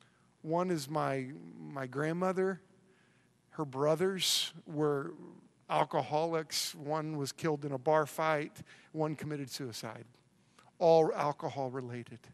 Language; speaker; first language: English; native; English